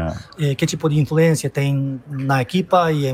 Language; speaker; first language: Portuguese; non-native, fluent; Turkish